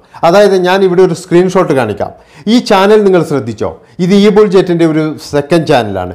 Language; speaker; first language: Malayalam; native; Malayalam